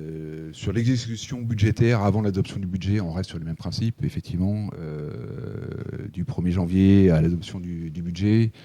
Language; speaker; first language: French; native; French